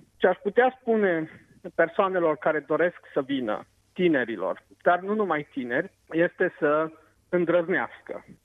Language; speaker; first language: Romanian; non-native, local second language; Serbian